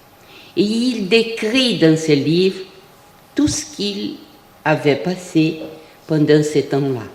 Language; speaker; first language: French; non-native, fluent; Portuguese